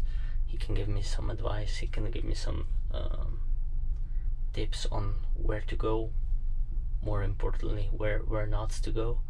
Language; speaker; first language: English; non-native, fluent; French